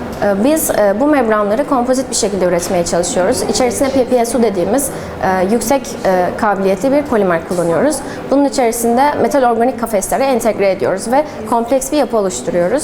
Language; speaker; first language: Turkish; native; Turkish